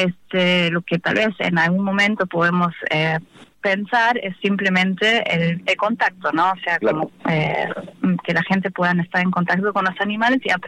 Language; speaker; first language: Spanish; non-native, fluent; German